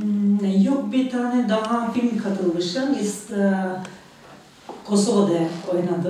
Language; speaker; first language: Turkish; non-native, learner; Albanian